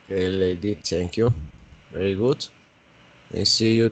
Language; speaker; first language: English; non-native, learner; Spanish